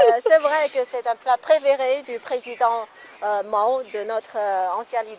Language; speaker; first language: French; non-native, fluent; Chinese